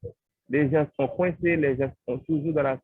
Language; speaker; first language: French; non-native, local second language; Haitian Creole